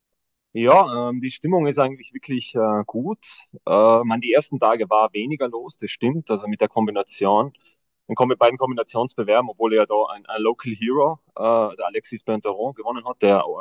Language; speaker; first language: German; native; German